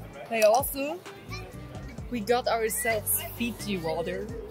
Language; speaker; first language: English; non-native, fluent; German